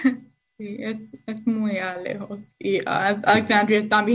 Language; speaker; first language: Spanish; non-native, learner; English